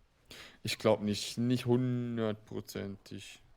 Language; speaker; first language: German; native; German